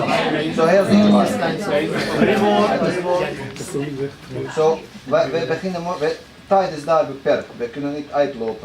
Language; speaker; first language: Dutch; non-native, fluent; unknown